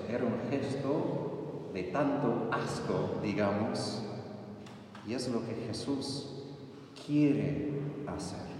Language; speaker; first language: Spanish; non-native, fluent; English